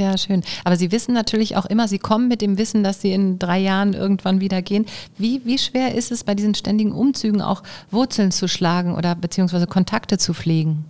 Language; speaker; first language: German; native; German